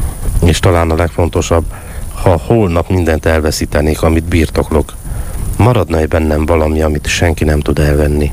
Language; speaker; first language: Hungarian; native; Hungarian